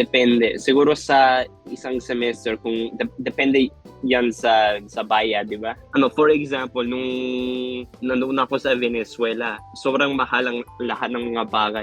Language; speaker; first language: Filipino; non-native, fluent; Spanish